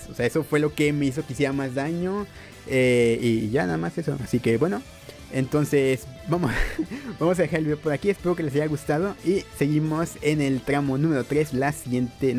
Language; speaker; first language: Spanish; native; Spanish